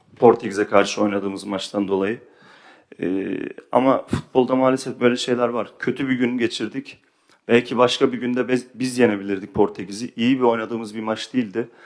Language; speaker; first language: Turkish; early bilingual, heritage; Turkish